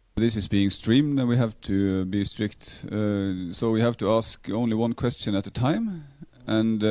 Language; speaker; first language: English; non-native, fluent; Norwegian